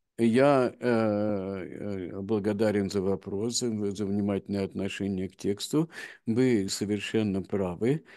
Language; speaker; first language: Russian; native; Russian